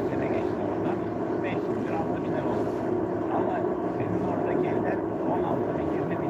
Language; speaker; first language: Turkish; native; Turkish